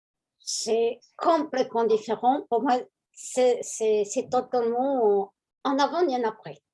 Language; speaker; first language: French; non-native, fluent; Spanish